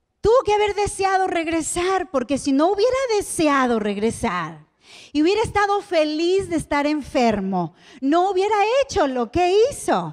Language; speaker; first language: Spanish; native; Spanish